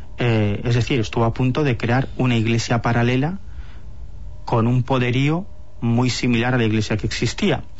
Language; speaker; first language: Spanish; native; Spanish